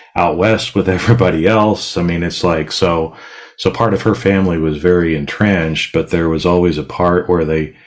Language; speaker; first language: English; native; English